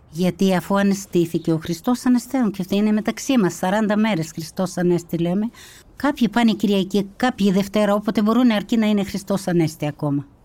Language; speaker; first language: Greek; early bilingual, heritage; Kazakh